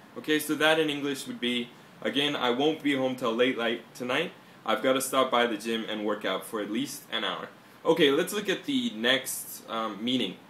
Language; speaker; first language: English; native; English